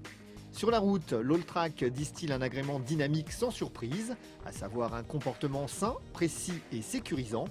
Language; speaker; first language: French; native; French